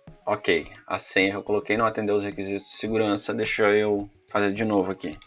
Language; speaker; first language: Portuguese; native; Portuguese